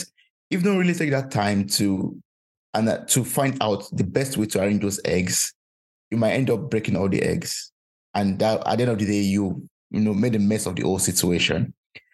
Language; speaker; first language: English; non-native, local second language; Yoruba